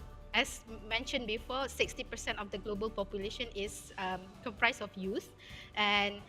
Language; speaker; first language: English; non-native, fluent; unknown